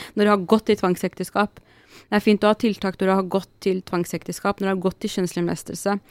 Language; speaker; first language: Norwegian; early bilingual, other home language; Arabic